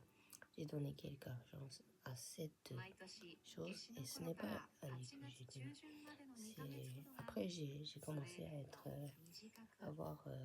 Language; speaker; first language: French; non-native, fluent; Japanese